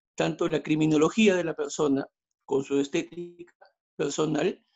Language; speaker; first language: Spanish; native; Spanish